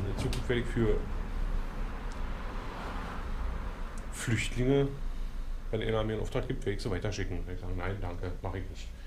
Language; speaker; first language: German; native; German